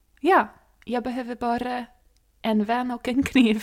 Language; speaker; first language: Swedish; non-native, fluent; English